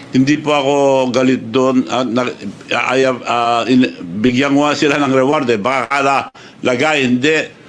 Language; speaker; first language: Filipino; non-native, local second language; Iloko